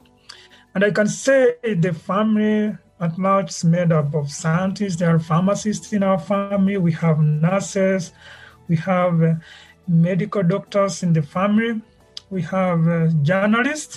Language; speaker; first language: English; non-native, local second language; Gusii